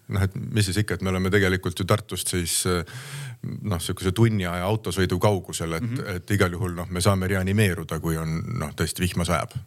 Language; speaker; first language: Estonian; native; Estonian